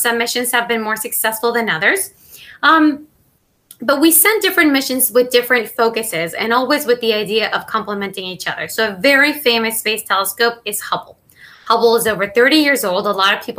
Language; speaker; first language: English; non-native, fluent; Spanish